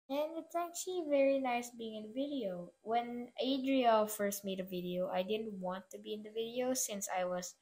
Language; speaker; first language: English; non-native, local second language; Filipino